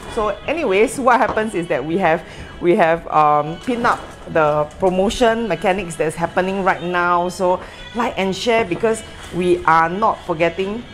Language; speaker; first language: English; non-native, local second language; Chinese